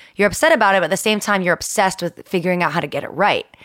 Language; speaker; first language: English; early bilingual, other home language; Spanish